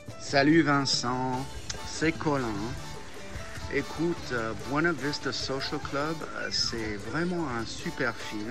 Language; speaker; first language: French; non-native, fluent; English